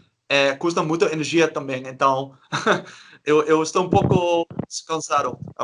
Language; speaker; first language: Portuguese; non-native, learner; Dutch